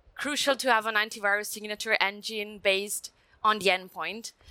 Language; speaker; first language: English; non-native, fluent; Italian